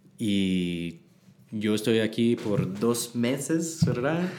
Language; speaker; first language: Spanish; non-native, learner; English